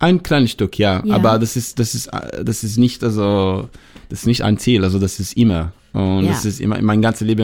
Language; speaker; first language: German; non-native, fluent; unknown